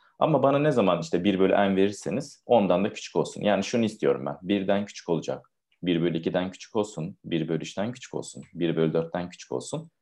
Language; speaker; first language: Turkish; native; Turkish